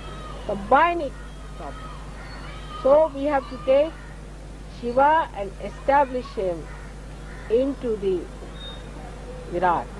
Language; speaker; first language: English; non-native, local second language; Hindi